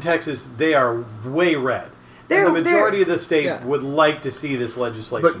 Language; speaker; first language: English; native; English